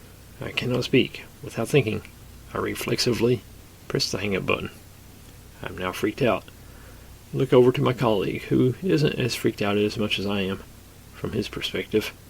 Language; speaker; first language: English; native; English